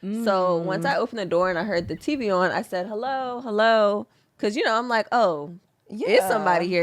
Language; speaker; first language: English; native; English